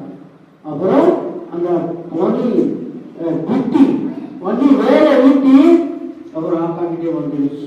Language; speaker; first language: Tamil; non-native, learner; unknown